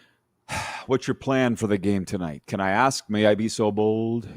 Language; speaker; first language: English; native; English